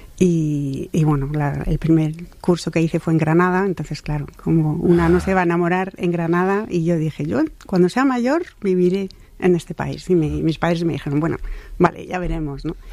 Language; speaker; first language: Spanish; non-native, fluent; French